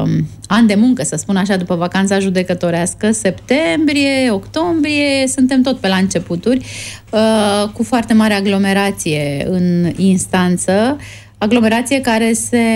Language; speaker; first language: Romanian; native; Romanian